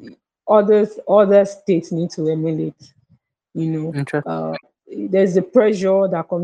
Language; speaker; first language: English; non-native, local second language; Yoruba